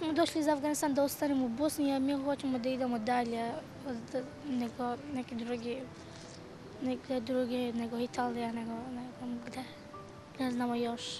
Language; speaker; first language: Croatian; non-native, learner; Persian